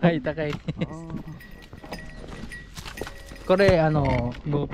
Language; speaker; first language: Japanese; non-native, learner; Filipino